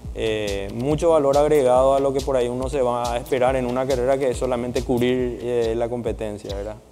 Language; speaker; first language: Spanish; native; Spanish